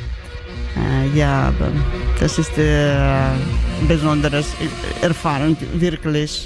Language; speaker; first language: German; non-native, learner; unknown